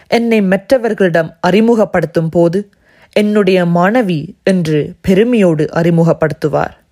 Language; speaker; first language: Tamil; early bilingual, heritage; Tamil